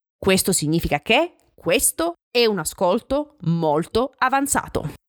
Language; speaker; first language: Italian; native; Italian